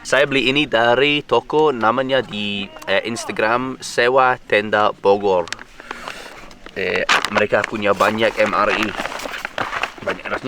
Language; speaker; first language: Indonesian; non-native, learner; English